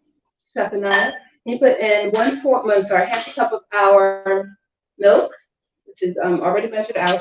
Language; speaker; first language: English; native; English